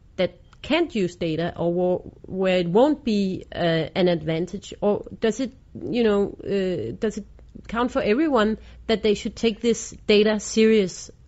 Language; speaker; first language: English; non-native, fluent; Danish